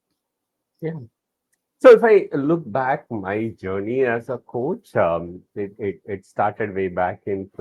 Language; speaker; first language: English; non-native, local second language; Tamil